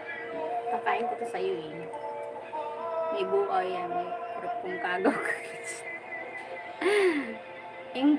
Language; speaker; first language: Filipino; non-native, local second language; Bikol